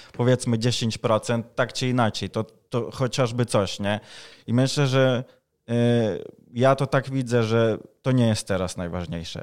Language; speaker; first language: Polish; non-native, fluent; Ukrainian